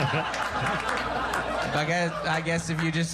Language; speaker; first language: English; native; English